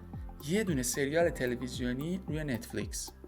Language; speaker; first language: Persian; native; Persian